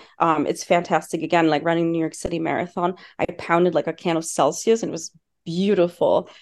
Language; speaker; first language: English; non-native, fluent; German